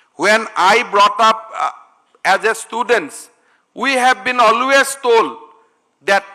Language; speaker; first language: English; non-native, local second language; Assamese